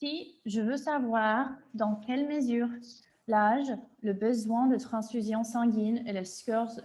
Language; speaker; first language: French; non-native, fluent; English